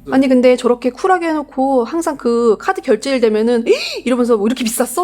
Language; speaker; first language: Korean; native; Korean